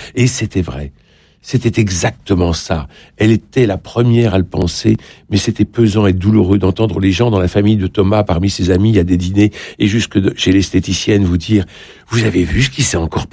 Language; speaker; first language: French; native; French